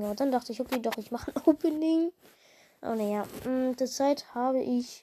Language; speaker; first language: German; native; German